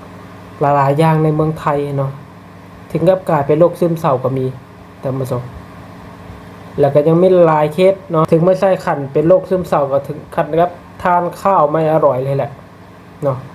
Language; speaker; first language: Thai; non-native, local second language; Lao